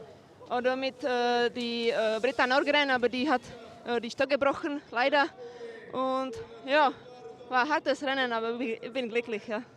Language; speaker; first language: German; non-native, learner; Czech